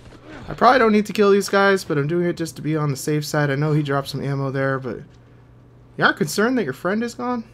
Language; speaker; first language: English; native; English